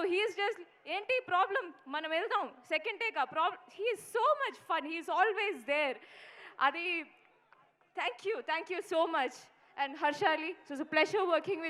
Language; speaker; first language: Telugu; non-native, learner; Malayalam